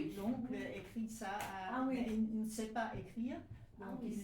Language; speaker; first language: French; non-native, fluent; Dutch